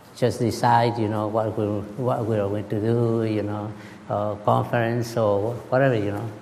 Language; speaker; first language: English; non-native, learner; Spanish